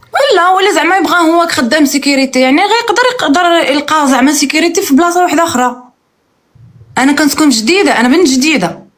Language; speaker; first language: Arabic; native; Arabic